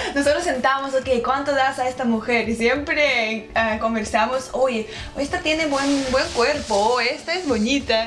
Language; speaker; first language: Spanish; non-native, fluent; Russian